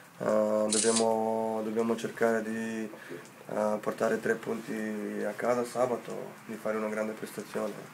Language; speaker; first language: Italian; non-native, fluent; Slovenian